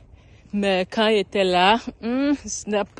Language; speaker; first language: French; non-native, learner; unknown